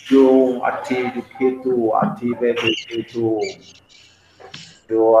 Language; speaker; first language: English; non-native, learner; Spanish